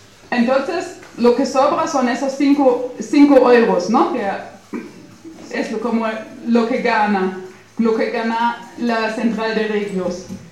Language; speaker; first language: Spanish; non-native, fluent; German